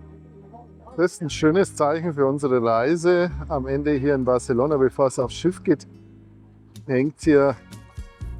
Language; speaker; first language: German; native; German